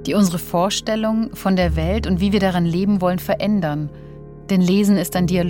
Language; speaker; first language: German; native; German